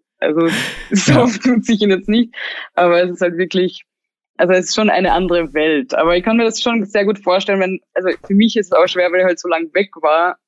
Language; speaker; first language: German; non-native, local second language; Slovenian